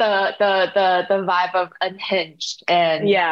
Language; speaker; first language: English; native; English